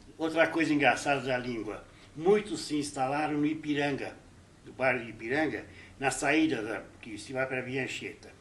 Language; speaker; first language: Portuguese; early bilingual, other home language; Hungarian